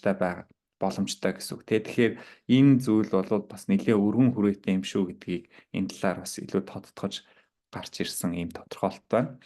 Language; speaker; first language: Mongolian; native; Mongolian